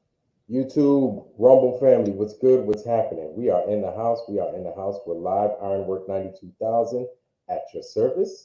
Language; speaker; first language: English; native; English